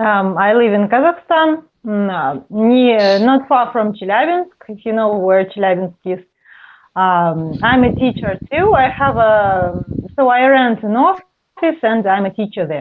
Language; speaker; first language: English; non-native, fluent; Russian